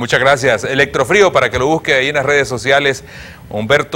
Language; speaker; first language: Spanish; native; Spanish